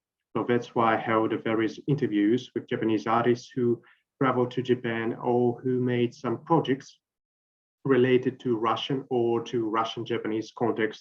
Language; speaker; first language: English; non-native, fluent; Russian